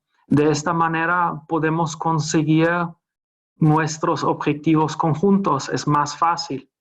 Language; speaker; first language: Spanish; non-native, fluent; German